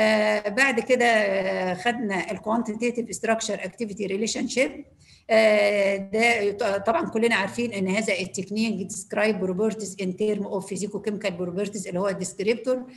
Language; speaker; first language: Arabic; native; Arabic